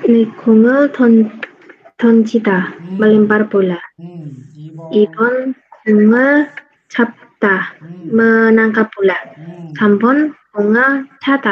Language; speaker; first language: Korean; non-native, learner; Indonesian